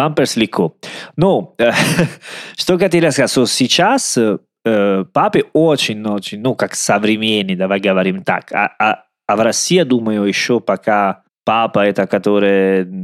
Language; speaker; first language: Russian; non-native, learner; Italian